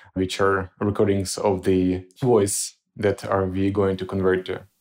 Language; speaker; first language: English; non-native, fluent; Ukrainian